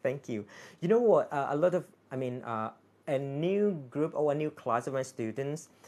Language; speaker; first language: English; non-native, fluent; Thai